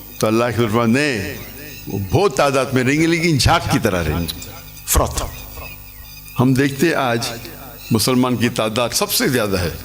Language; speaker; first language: Urdu; non-native, local second language; English